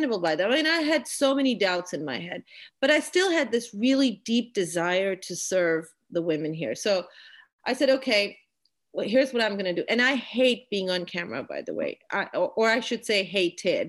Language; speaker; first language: English; non-native, local second language; Urdu